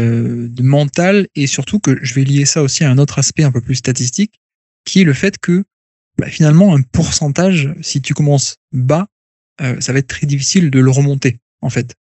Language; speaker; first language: French; native; French